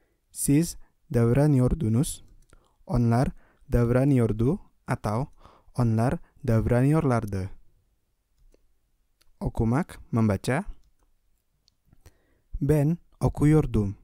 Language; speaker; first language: Turkish; non-native, fluent; Indonesian